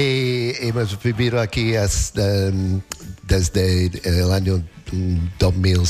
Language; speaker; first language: Spanish; non-native, learner; English